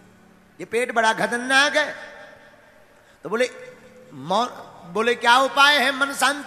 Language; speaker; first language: Hindi; native; Hindi